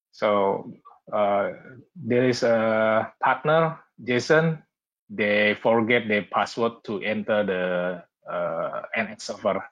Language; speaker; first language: English; non-native, learner; Indonesian